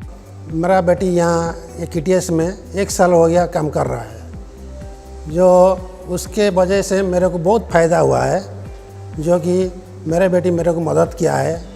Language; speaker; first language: Hindi; non-native, local second language; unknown